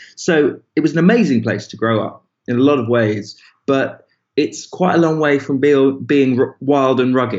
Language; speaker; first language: English; native; English